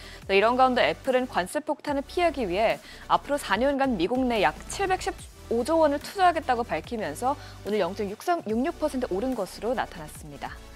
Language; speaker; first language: Korean; native; Korean